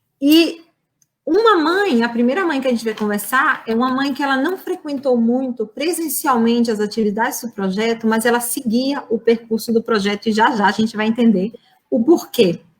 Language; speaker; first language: Portuguese; native; Portuguese